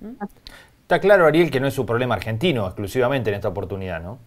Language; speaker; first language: Spanish; native; Spanish